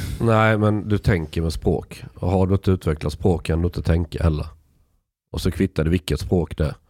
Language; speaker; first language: Swedish; early bilingual, other home language; Persian